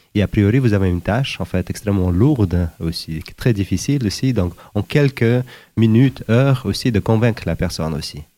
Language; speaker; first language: French; non-native, fluent; Uzbek